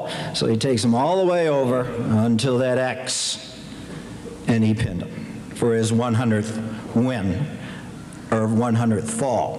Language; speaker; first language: English; native; English